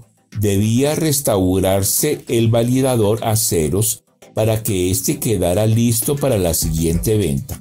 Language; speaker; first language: Spanish; native; Spanish